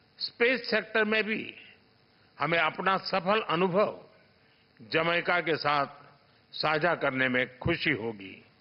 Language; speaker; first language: Hindi; non-native, local second language; Gujarati